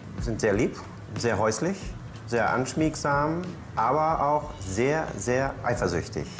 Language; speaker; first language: German; native; German